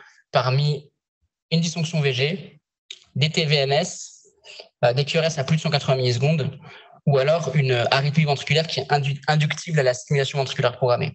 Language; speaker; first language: French; native; French